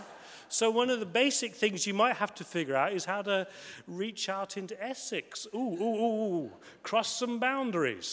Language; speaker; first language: English; native; English